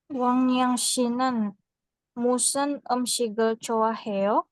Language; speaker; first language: Korean; non-native, learner; Indonesian